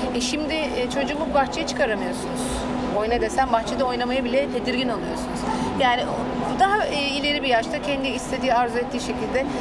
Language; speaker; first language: Turkish; native; Turkish